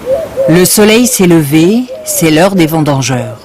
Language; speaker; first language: French; native; French